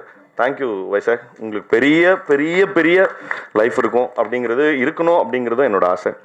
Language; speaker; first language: Tamil; native; Tamil